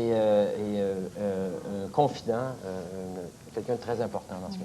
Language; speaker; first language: French; native; French